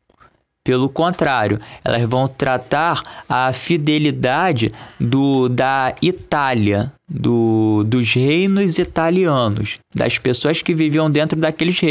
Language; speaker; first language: Portuguese; native; Portuguese